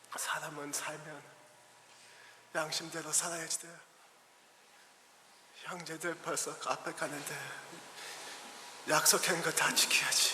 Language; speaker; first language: Korean; early bilingual, heritage; English